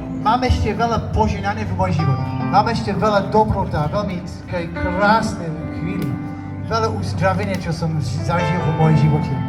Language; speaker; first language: Slovak; non-native, learner; English